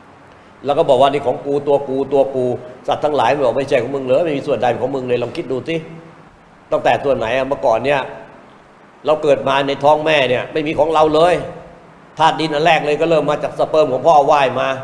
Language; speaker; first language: Thai; native; Thai